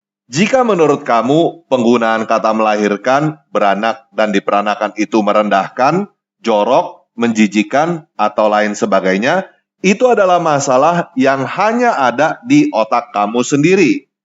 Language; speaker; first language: Indonesian; native; Indonesian